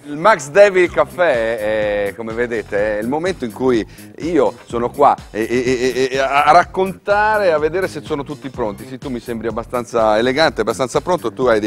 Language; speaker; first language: Italian; native; Italian